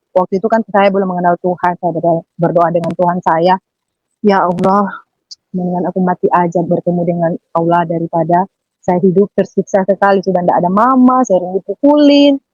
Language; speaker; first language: Indonesian; native; Indonesian